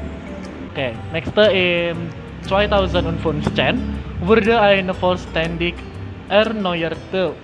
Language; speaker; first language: German; non-native, learner; Indonesian